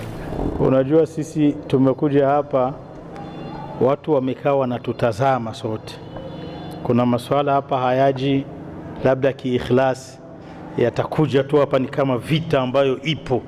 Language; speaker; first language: Swahili; non-native, local second language; Rundi